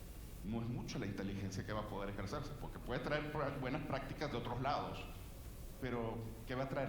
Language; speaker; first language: Spanish; native; Spanish